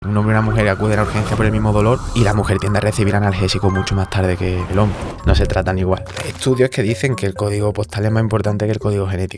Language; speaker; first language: Spanish; native; Spanish